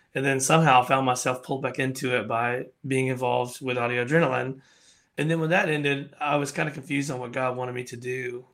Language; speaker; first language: English; native; English